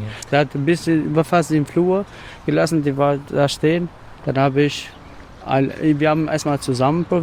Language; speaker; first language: German; non-native, learner; Albanian